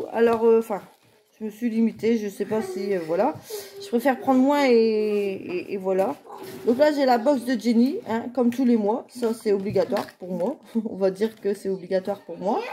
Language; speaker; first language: French; native; French